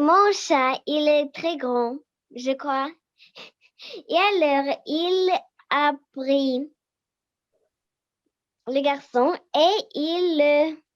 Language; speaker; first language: French; non-native, learner; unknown